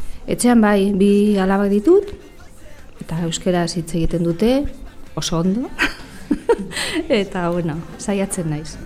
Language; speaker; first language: Basque; non-native, local second language; Spanish